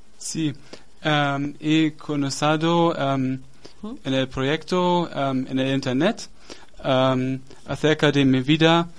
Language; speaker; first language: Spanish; non-native, learner; German